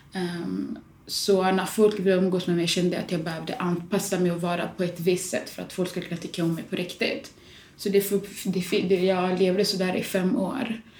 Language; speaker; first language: Swedish; early bilingual, other home language; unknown